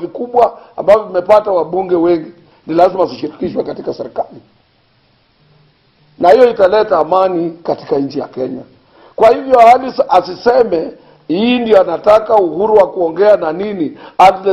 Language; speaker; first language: Swahili; non-native, local second language; Luyia